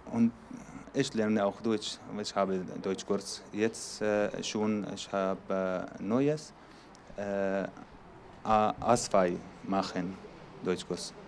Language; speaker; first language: German; non-native, learner; Arabic